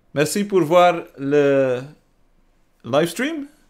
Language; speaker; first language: French; non-native, learner; Dutch